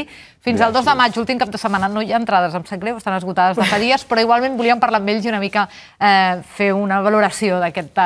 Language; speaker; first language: Catalan; native; Catalan